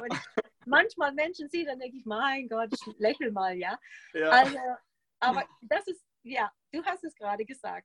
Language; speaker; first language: German; non-native, fluent; English